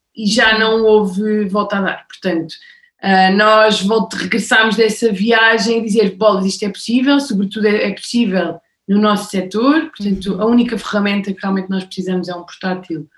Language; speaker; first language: Portuguese; native; Portuguese